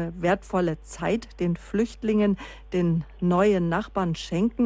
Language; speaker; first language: German; native; German